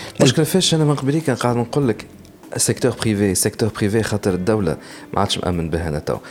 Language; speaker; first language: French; non-native, local second language; Arabic